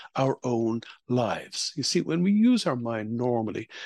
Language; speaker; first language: English; native; English